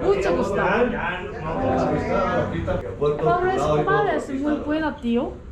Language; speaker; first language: Spanish; non-native, learner; Turkish